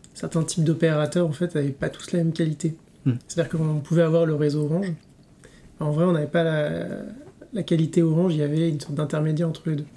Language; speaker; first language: French; native; French